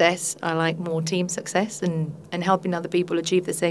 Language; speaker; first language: English; non-native, fluent; Spanish